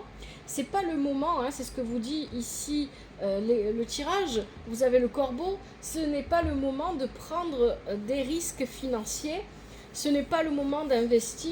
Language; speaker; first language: French; native; French